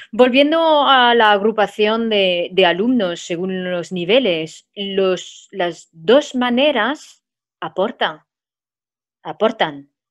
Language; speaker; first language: Spanish; non-native, fluent; French